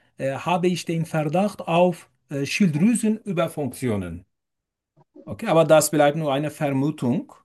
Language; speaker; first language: German; non-native, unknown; Turkish